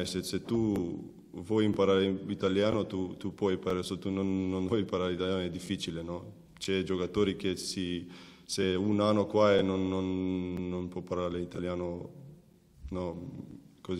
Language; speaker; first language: Italian; non-native, learner; Macedonian